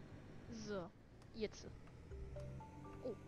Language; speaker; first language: German; native; German